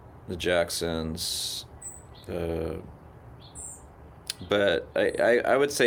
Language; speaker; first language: English; native; English